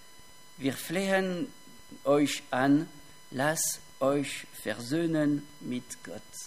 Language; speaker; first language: German; non-native, fluent; French